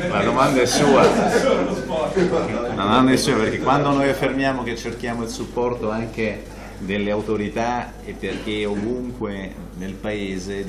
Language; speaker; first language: Italian; native; Italian